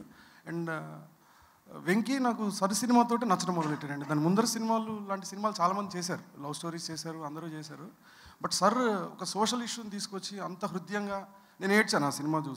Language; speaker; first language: Telugu; native; Telugu